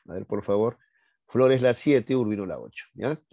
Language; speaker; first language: Spanish; native; Spanish